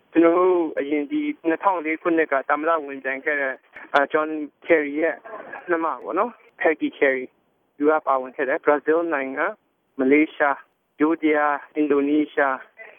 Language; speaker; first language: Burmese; non-native, local second language; Kachin